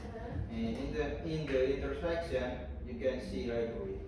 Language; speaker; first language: English; non-native, learner; Indonesian